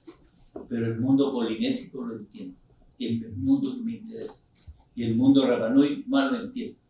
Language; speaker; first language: Spanish; non-native, local second language; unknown